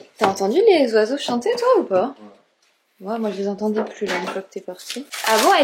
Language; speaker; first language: French; native; French